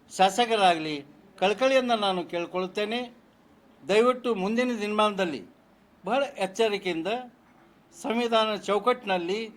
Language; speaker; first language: Kannada; non-native, local second language; Urdu